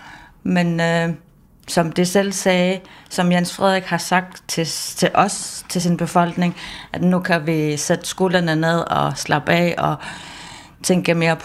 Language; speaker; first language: Danish; non-native, local second language; Kalaallisut